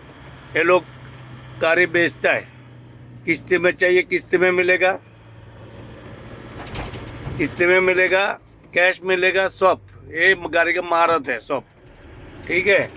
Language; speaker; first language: Hindi; non-native, learner; Bangla